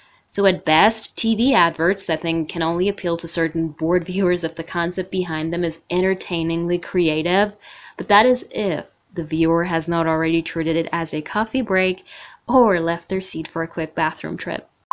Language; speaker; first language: English; non-native, fluent; Persian